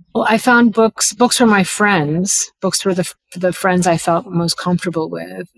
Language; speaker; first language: English; early bilingual, other home language; Bangla